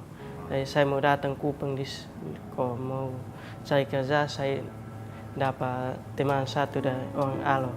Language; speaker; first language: Indonesian; non-native, local second language; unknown